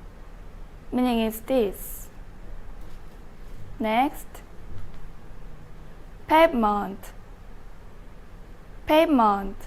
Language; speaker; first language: English; non-native, learner; Indonesian